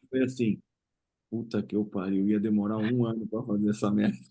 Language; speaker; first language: Portuguese; native; Portuguese